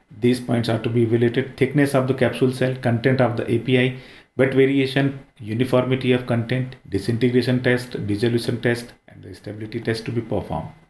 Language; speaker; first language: English; non-native, local second language; Hindi